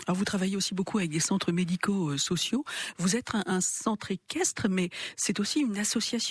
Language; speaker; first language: French; native; French